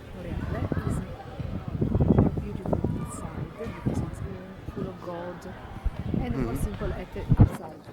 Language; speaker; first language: English; non-native, learner; Italian